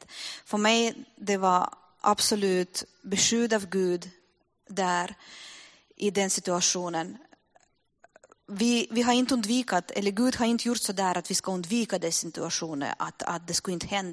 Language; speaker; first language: Swedish; non-native, fluent; Russian